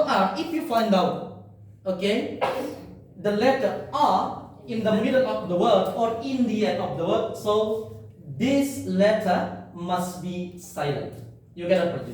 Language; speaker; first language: English; non-native, fluent; Indonesian